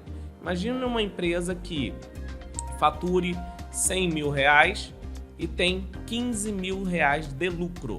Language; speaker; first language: Portuguese; native; Portuguese